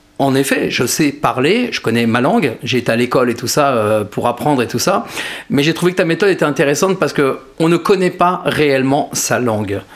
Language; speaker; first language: French; native; French